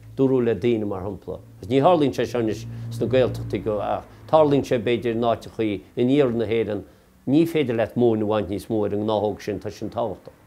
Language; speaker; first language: Irish; native; Irish